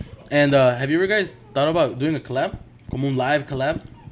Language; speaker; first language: English; early bilingual, other home language; Spanish